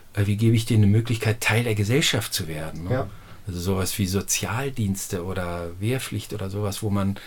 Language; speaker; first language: German; native; German